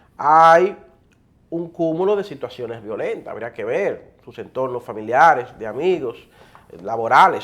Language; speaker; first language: Spanish; native; Spanish